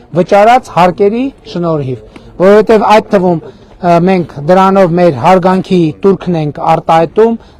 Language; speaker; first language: Armenian; native; Armenian